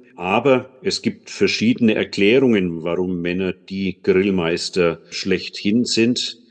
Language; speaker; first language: German; native; German